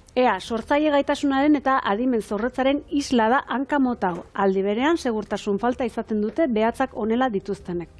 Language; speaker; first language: Basque; native; Basque